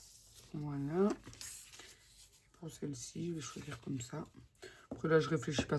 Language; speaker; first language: French; native; French